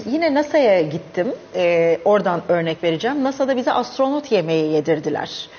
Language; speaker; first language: Turkish; native; Turkish